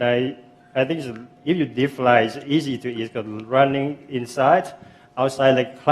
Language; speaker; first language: English; non-native, fluent; Thai